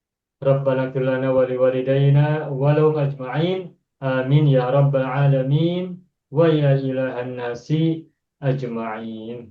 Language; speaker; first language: Arabic; non-native, fluent; Indonesian